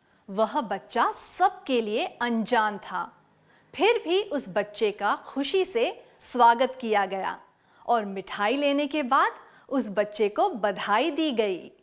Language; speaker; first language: Hindi; native; Hindi